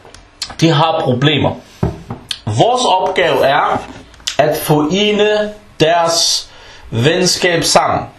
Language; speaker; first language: Danish; early bilingual, other home language; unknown